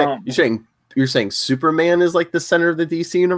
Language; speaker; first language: English; native; English